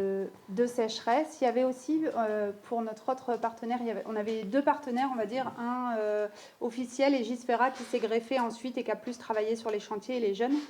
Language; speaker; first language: French; native; French